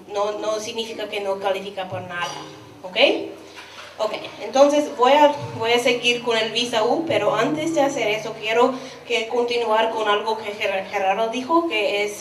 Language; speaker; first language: Spanish; non-native, fluent; English